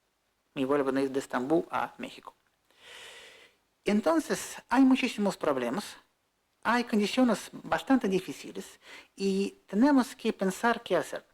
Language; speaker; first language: Spanish; non-native, fluent; Russian